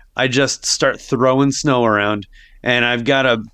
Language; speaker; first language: English; native; English